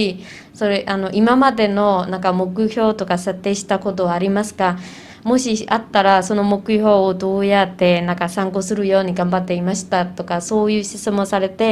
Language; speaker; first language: Japanese; non-native, fluent; Burmese